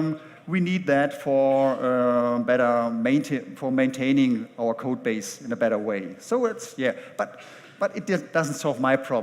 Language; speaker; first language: English; non-native, fluent; German